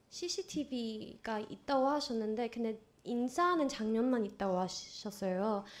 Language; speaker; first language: Korean; non-native, fluent; Vietnamese